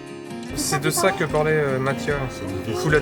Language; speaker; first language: French; native; French